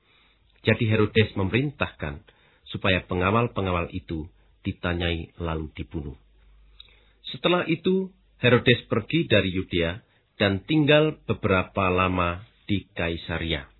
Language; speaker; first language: Indonesian; native; Indonesian